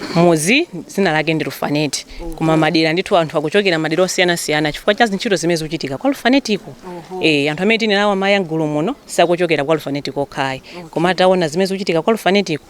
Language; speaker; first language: Nyanja; native; Nyanja